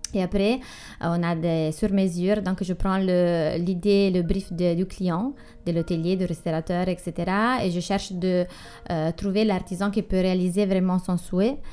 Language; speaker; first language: French; non-native, fluent; Italian